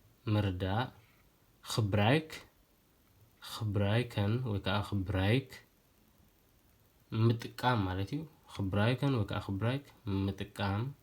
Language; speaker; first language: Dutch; non-native, fluent; Tigrinya